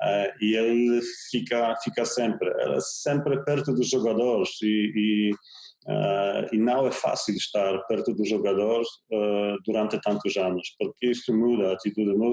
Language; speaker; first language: Portuguese; non-native, fluent; Polish